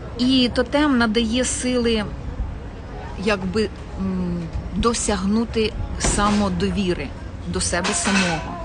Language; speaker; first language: Ukrainian; native; Ukrainian